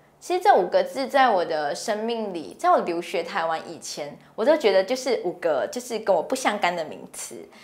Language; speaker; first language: Chinese; native; Chinese